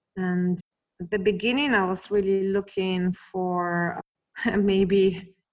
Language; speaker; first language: English; non-native, fluent; Italian